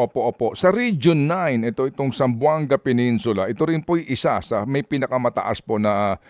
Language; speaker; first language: Filipino; native; Filipino